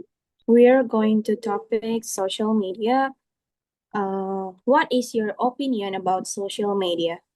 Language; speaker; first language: English; non-native, learner; Indonesian